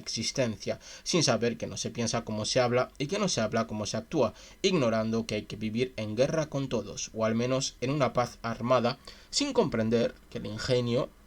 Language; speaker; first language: Spanish; native; Spanish